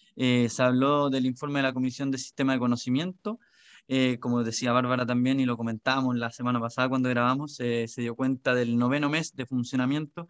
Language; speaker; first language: Spanish; native; Spanish